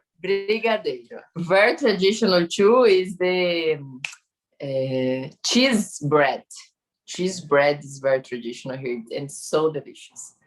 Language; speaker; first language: English; non-native, learner; Portuguese